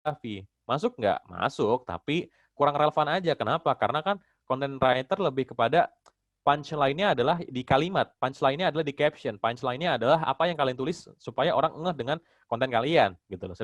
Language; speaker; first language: Indonesian; native; Indonesian